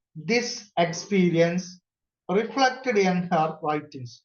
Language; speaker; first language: English; non-native, local second language; Malayalam